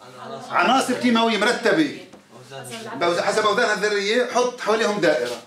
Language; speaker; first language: Arabic; native; Arabic